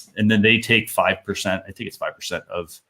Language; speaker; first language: English; native; English